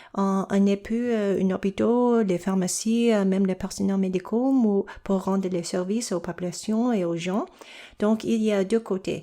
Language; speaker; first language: French; non-native, local second language; English